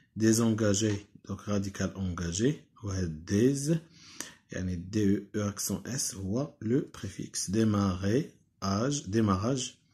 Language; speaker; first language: French; non-native, local second language; Arabic